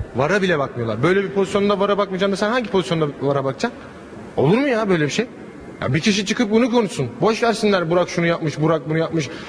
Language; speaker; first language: Turkish; native; Turkish